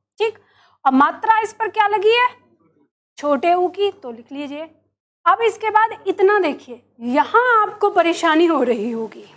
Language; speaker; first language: Hindi; native; Hindi